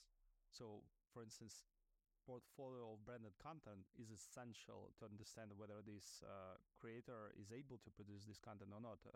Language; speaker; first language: English; non-native, fluent; Russian